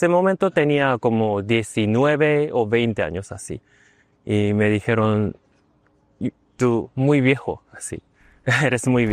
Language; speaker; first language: Spanish; non-native, learner; Korean